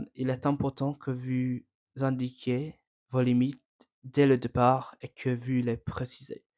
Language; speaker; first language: French; non-native, fluent; English